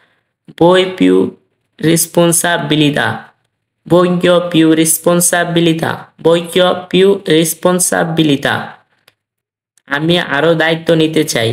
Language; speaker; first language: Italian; non-native, fluent; Bangla